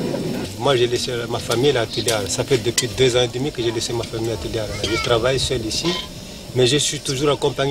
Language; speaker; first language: French; non-native, local second language; Malagasy